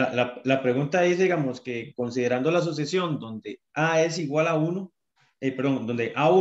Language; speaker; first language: Spanish; native; Spanish